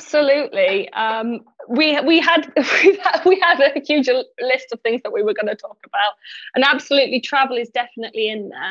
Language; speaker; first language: English; native; English